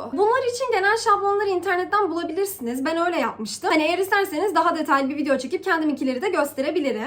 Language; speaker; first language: Turkish; early bilingual, heritage; Turkish